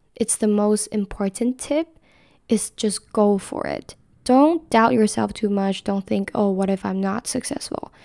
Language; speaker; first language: English; non-native, fluent; Chinese